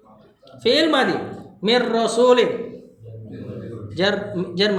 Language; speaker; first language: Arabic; non-native, fluent; Indonesian